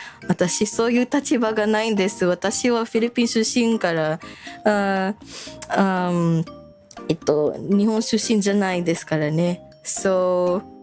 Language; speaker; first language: Japanese; non-native, learner; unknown